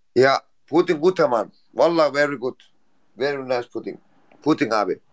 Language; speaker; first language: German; non-native, learner; Turkish